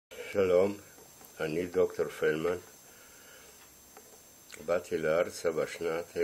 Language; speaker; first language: Hebrew; non-native, fluent; Russian